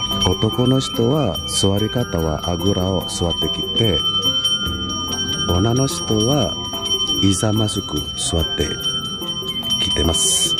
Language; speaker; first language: Japanese; non-native, learner; Indonesian